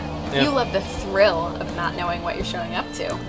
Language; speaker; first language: English; native; English